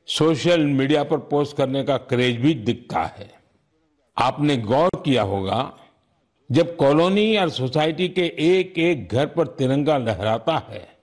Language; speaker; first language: Hindi; non-native, local second language; Gujarati